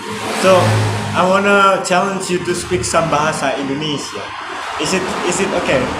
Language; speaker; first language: English; non-native, learner; Indonesian